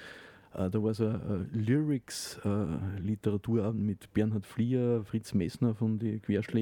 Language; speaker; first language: German; native; German